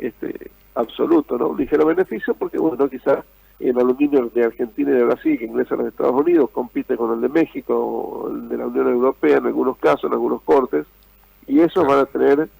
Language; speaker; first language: Spanish; native; Spanish